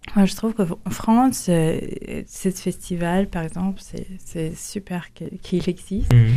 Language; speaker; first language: French; non-native, fluent; Latvian